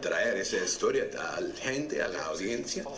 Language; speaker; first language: Spanish; non-native, learner; English